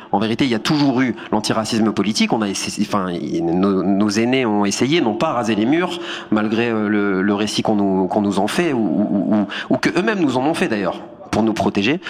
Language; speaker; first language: French; native; French